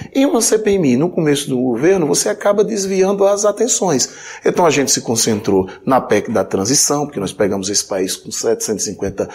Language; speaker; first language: Portuguese; native; Portuguese